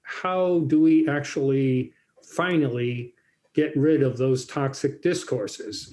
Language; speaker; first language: English; native; English